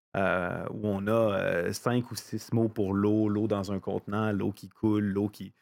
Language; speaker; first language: French; native; French